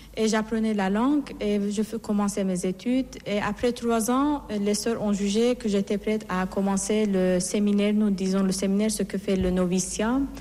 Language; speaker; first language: French; non-native, fluent; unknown